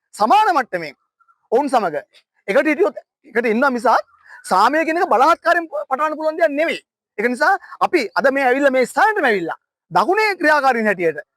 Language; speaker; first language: Sinhala; native; Sinhala